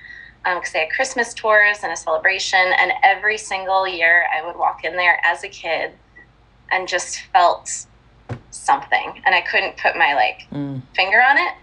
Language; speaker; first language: English; native; English